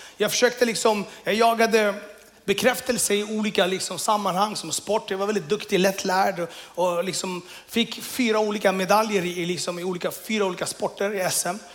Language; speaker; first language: Swedish; early bilingual, other home language; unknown